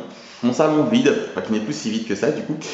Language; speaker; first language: French; native; French